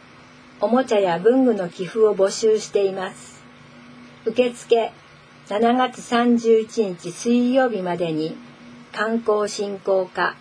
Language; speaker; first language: Japanese; native; Japanese